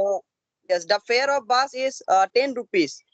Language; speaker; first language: English; non-native, learner; Assamese